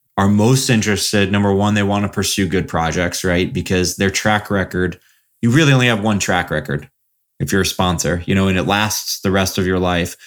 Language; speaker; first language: English; native; English